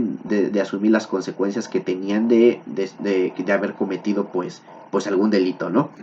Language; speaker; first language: Spanish; native; Spanish